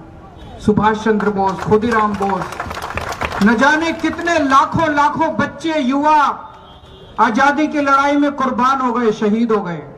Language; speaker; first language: Hindi; native; Hindi